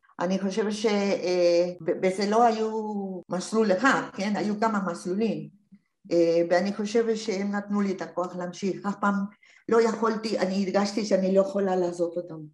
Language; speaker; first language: Hebrew; non-native, fluent; Spanish